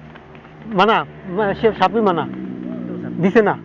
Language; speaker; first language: Indonesian; non-native, learner; Bangla